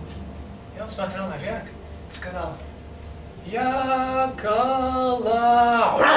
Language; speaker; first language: Russian; non-native, fluent; English